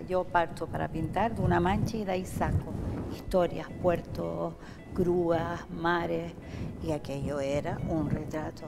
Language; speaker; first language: Spanish; native; Spanish